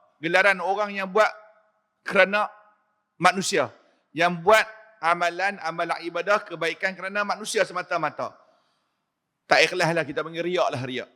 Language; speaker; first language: Malay; native; Malay